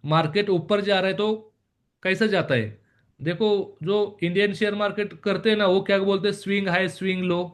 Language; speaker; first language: Hindi; non-native, local second language; Marathi